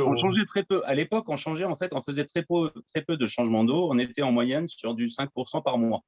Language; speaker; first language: French; native; French